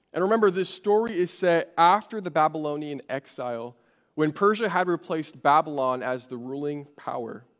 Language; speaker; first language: English; native; English